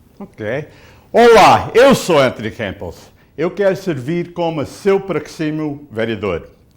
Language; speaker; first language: Portuguese; early bilingual, heritage; Portuguese